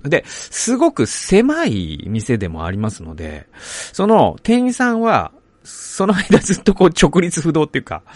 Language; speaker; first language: Japanese; native; Japanese